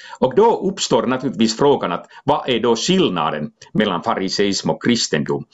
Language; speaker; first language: Swedish; non-native, local second language; Finnish